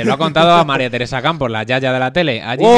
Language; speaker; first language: Spanish; native; Spanish